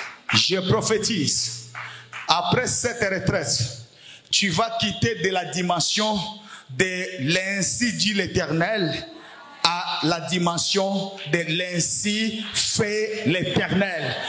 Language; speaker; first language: French; non-native, local second language; Lingala